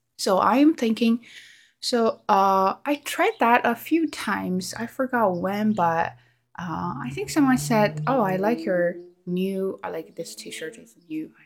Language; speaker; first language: English; non-native, fluent; Chinese